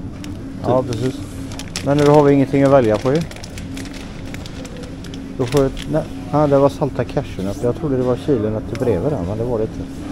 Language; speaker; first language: Swedish; native; Swedish